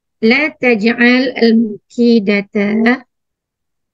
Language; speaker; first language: Arabic; non-native, learner; Indonesian